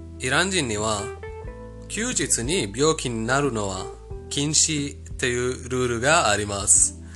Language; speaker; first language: Japanese; non-native, fluent; Persian